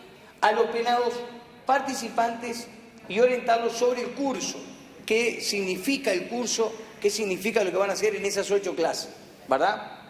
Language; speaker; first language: Spanish; native; Spanish